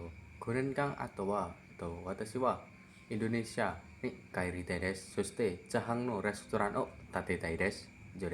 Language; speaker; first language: Japanese; non-native, learner; Indonesian